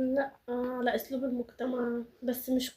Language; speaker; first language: Arabic; native; Arabic